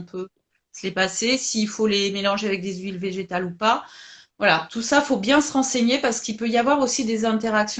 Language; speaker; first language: French; native; French